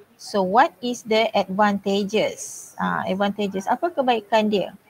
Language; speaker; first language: English; non-native, local second language; Malay